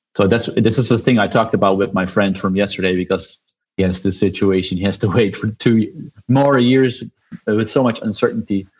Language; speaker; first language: English; non-native, fluent; Dutch